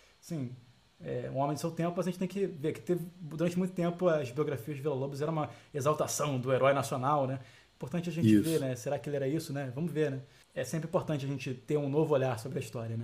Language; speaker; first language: Portuguese; native; Portuguese